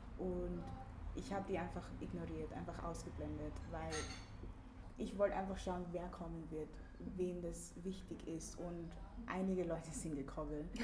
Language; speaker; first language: German; early bilingual, other home language; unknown